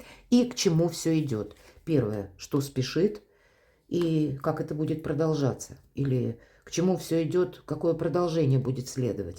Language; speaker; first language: Russian; native; Russian